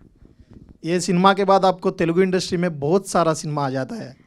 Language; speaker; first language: Hindi; non-native, local second language; Telugu